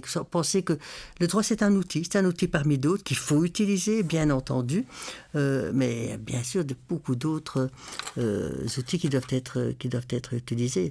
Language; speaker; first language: French; native; French